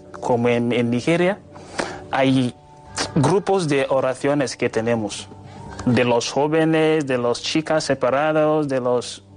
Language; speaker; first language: Spanish; non-native, learner; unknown